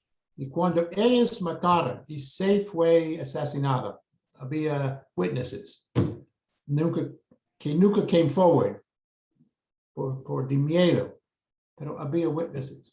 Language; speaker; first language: Spanish; non-native, fluent; English